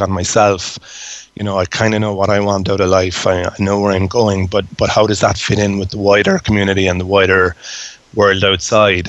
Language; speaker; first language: English; native; English